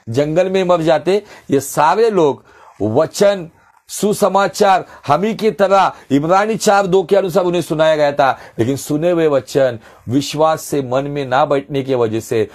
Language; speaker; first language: Hindi; non-native, local second language; Marathi